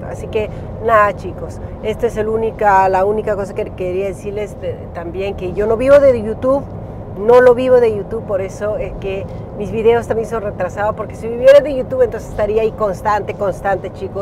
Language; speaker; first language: Spanish; native; Spanish